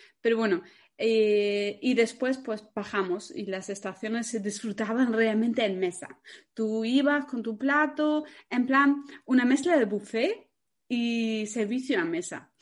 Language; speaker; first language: Spanish; non-native, fluent; German